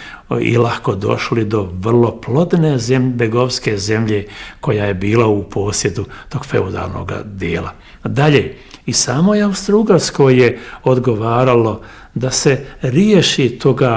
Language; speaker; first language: Bosnian; native; Bosnian